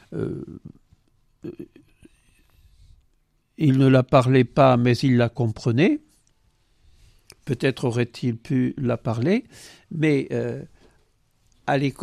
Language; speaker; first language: French; non-native, local second language; Occitan